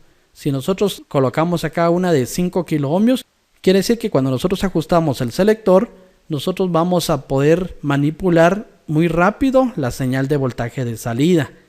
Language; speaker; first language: Spanish; native; Spanish